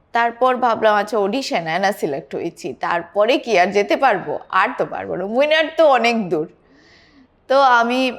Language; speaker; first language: Bangla; native; Bangla